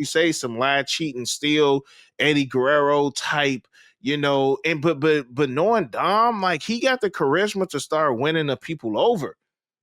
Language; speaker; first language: English; native; English